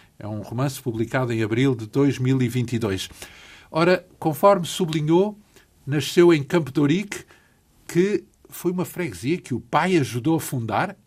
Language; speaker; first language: Portuguese; native; Portuguese